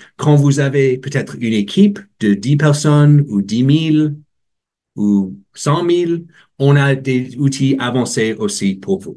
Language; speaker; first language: French; non-native, learner; English